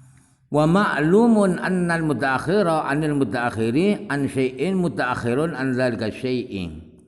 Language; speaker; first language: Arabic; non-native, fluent; Indonesian